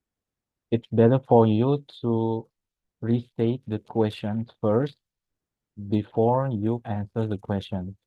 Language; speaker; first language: English; non-native, fluent; Indonesian